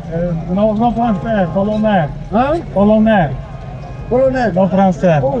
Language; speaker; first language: French; non-native, learner; Polish